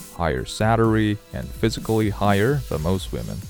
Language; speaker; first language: English; non-native, fluent; Chinese